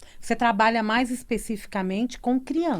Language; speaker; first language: Portuguese; native; Portuguese